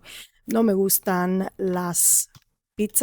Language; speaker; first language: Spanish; non-native, fluent; English